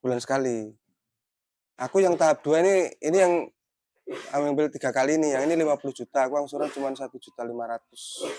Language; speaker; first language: Indonesian; non-native, local second language; Javanese